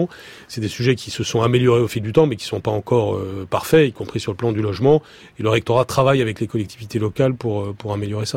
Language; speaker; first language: French; native; French